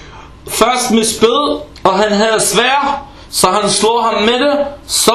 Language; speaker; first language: Danish; early bilingual, other home language; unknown